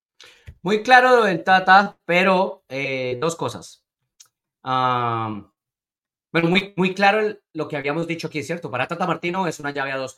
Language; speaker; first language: Spanish; native; Spanish